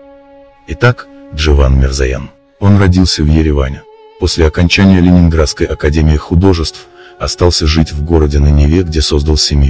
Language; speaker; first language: Russian; native; Russian